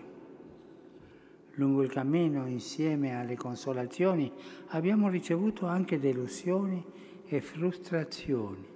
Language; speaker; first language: Italian; early bilingual, heritage; Spanish